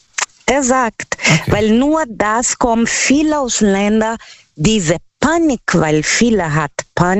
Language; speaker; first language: German; non-native, learner; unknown